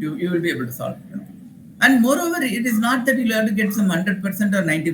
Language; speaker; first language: English; non-native, local second language; Tamil